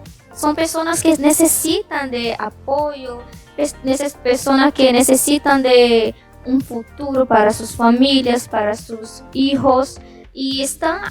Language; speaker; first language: Spanish; non-native, learner; Portuguese